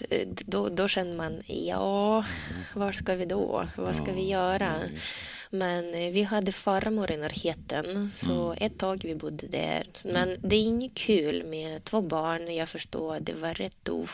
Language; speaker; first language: Swedish; non-native, learner; Russian